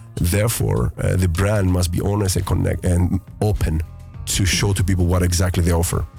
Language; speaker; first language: English; early bilingual, other home language; Greek